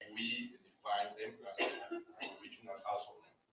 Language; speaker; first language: English; non-native, fluent; Spanish